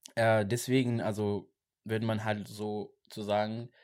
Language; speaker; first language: German; non-native, learner; Xhosa